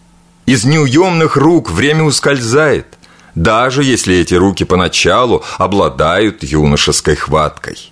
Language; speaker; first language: Russian; native; Russian